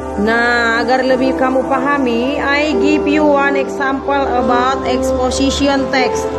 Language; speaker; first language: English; non-native, learner; Indonesian